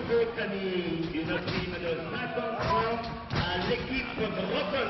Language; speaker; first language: French; native; French